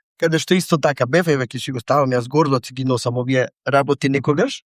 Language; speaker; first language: Macedonian; native; Macedonian